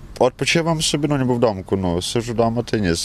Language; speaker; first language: Polish; non-native, learner; Ukrainian